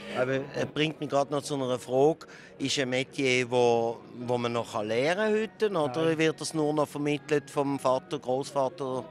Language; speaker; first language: German; native; German